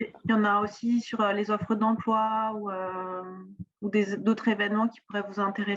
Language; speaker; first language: French; native; French